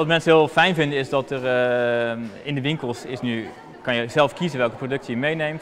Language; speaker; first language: Dutch; native; Dutch